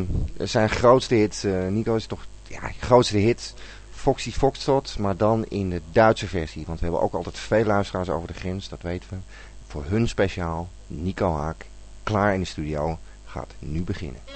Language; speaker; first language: Dutch; native; Dutch